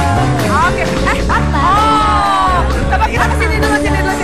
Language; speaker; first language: Indonesian; native; Indonesian